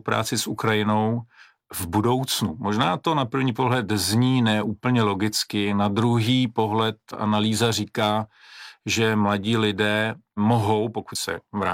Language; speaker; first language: Czech; non-native, local second language; Ukrainian